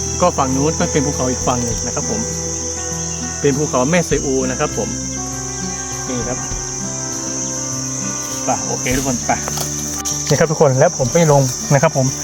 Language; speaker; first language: Thai; native; Thai